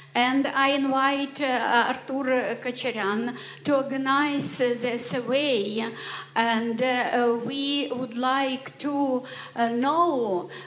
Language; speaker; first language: English; non-native, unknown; Ukrainian